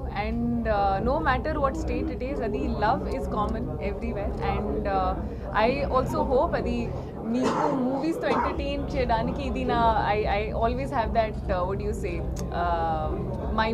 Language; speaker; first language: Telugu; non-native, learner; Hindi